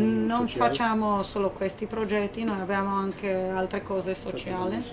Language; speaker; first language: Italian; non-native, learner; Romanian